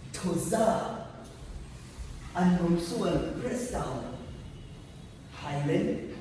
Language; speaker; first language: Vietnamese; non-native, learner; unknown